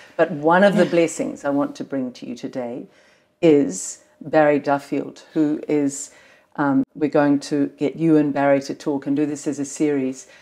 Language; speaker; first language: English; native; English